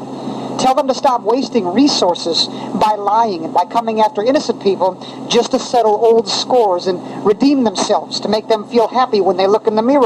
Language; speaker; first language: English; native; English